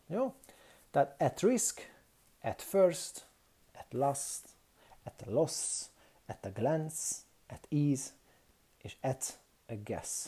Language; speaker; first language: English; non-native, fluent; Hungarian